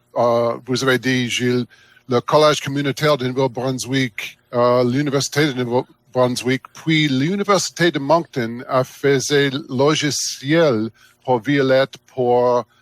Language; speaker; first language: French; non-native, learner; English